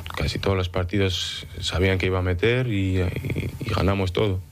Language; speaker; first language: Spanish; early bilingual, other home language; English